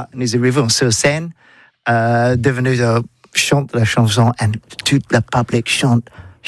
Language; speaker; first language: French; non-native, learner; English